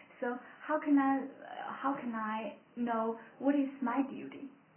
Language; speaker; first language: English; non-native, fluent; Chinese